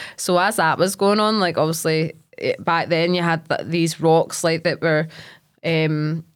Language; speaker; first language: English; native; English